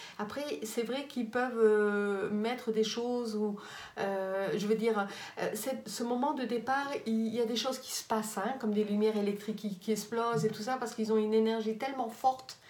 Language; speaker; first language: French; native; French